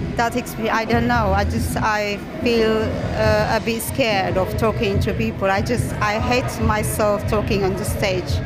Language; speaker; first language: English; non-native, fluent; Amharic